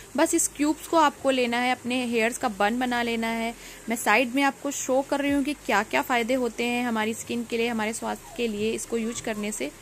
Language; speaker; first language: Hindi; native; Hindi